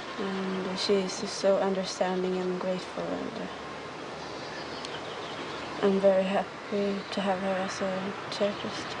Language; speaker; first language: English; non-native, learner; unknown